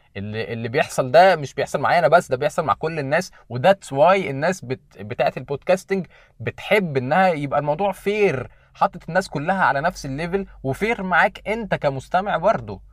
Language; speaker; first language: Arabic; native; Arabic